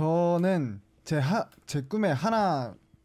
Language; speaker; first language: Korean; non-native, learner; Japanese